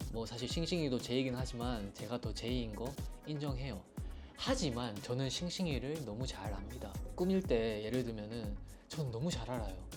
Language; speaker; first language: Korean; native; Korean